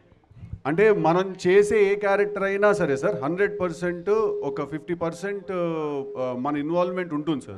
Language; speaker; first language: Telugu; native; Telugu